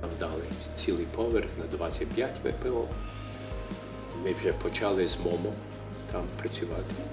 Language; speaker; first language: Ukrainian; early bilingual, heritage; Ukrainian